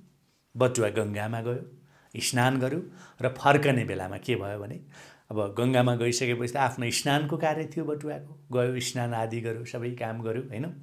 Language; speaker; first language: Nepali; native; Nepali